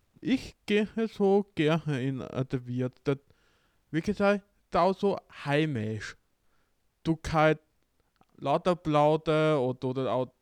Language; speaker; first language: German; non-native, learner; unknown